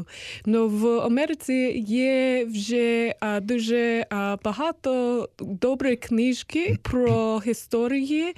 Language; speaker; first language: Ukrainian; non-native, learner; English